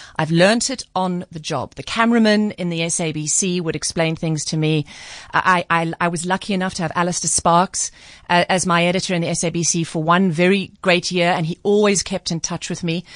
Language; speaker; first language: English; native; English